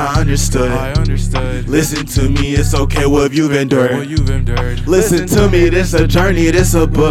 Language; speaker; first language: English; native; English